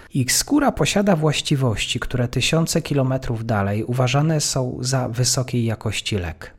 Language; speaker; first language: Polish; native; Polish